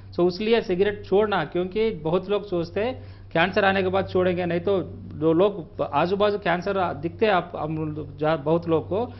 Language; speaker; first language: Hindi; non-native, local second language; Telugu